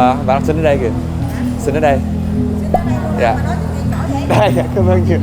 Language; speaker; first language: Vietnamese; early bilingual, heritage; Vietnamese